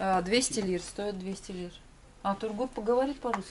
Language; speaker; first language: Russian; native; Russian